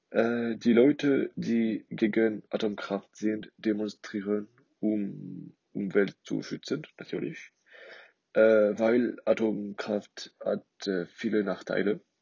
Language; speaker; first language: German; non-native, learner; French